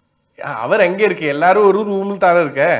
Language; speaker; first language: Tamil; non-native, learner; Malayalam